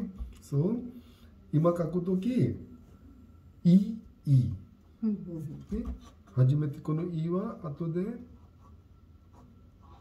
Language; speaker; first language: Japanese; non-native, learner; Hindi